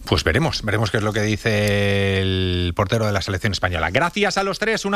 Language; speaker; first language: Spanish; native; Spanish